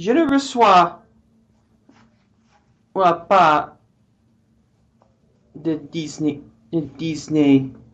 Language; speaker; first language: French; non-native, learner; English